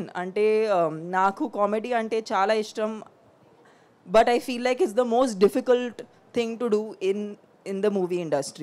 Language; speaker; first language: Telugu; non-native, fluent; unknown